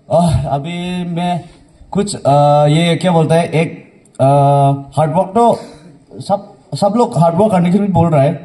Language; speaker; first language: Hindi; non-native, local second language; Garo